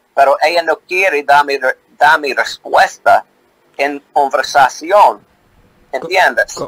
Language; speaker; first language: Spanish; non-native, learner; English